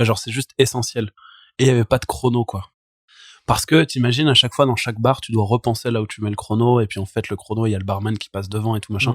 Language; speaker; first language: French; native; French